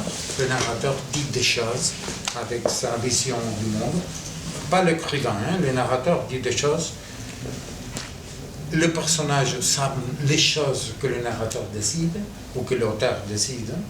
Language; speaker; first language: French; non-native, fluent; Catalan